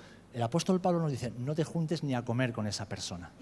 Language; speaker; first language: Spanish; native; Spanish